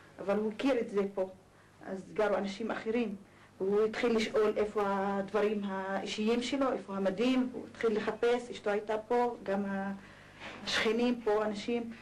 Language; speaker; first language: Hebrew; non-native, local second language; Arabic